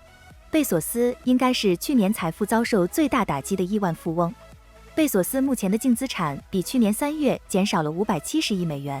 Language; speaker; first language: Chinese; native; Chinese